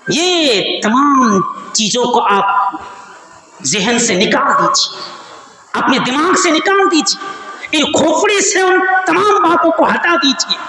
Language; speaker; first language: Urdu; non-native, local second language; Bangla